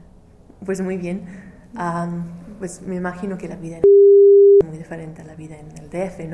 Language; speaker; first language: Spanish; non-native, fluent; English